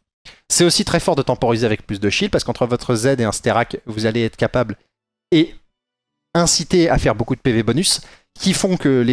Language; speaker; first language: French; native; French